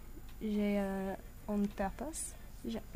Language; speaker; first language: French; non-native, learner; English